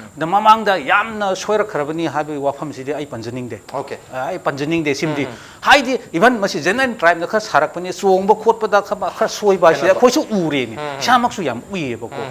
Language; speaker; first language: Manipuri; non-native, local second language; Rongmei Naga